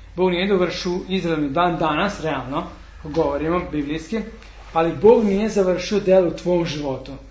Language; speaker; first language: Serbian; non-native, fluent; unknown